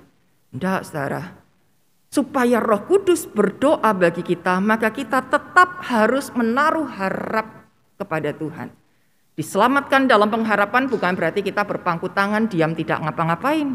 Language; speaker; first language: Indonesian; native; Indonesian